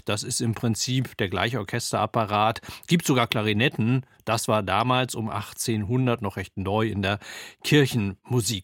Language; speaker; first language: German; native; German